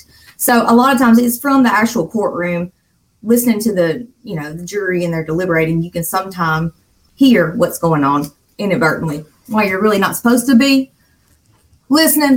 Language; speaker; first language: English; native; English